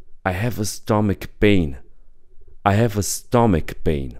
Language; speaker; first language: English; non-native, fluent; Romanian